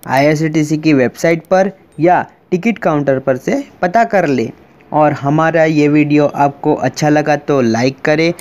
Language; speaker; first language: Hindi; non-native, local second language; Gujarati